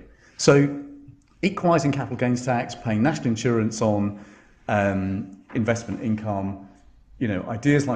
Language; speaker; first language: English; native; English